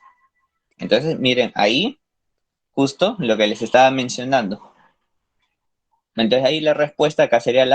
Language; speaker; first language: Spanish; native; Spanish